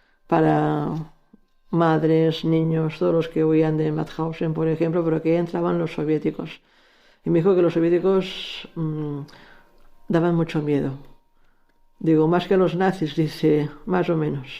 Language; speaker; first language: Spanish; native; Spanish